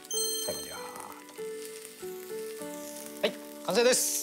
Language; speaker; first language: Japanese; native; Japanese